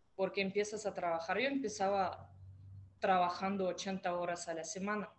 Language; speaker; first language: Spanish; non-native, fluent; Russian